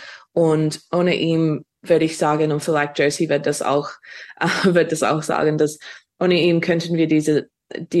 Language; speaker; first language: German; non-native, fluent; English